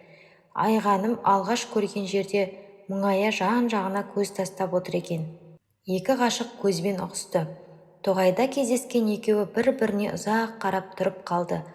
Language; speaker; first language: Kazakh; native; Kazakh